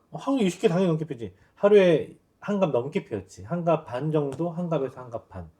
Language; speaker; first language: Korean; native; Korean